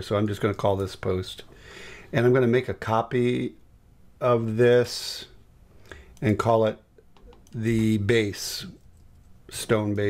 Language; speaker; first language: English; native; English